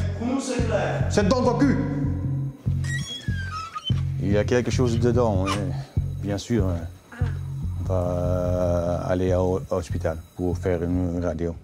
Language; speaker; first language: French; non-native, learner; Dutch